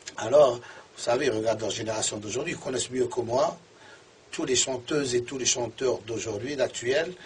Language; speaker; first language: French; non-native, local second language; Arabic